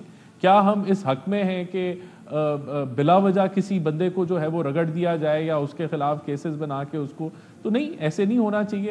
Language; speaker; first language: Urdu; native; Urdu